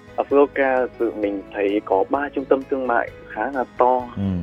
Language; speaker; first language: Vietnamese; native; Vietnamese